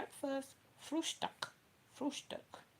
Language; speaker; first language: German; non-native, learner; English